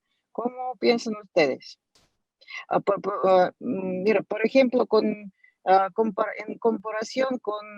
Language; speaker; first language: Spanish; non-native, fluent; Russian